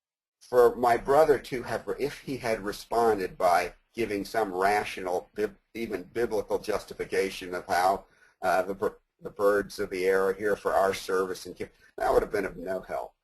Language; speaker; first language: English; native; English